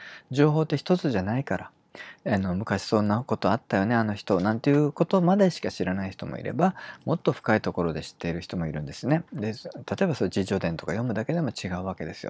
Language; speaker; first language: Japanese; native; Japanese